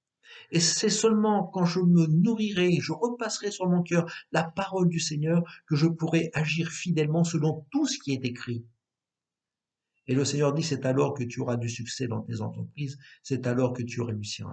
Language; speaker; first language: French; native; French